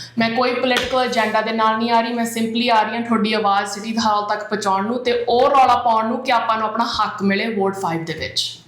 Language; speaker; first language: Punjabi; early bilingual, heritage; Punjabi